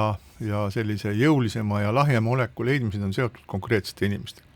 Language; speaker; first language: Estonian; native; Estonian